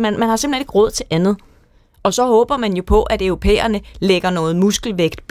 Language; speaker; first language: Danish; native; Danish